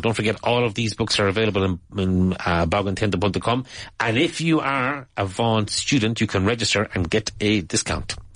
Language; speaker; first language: English; native; English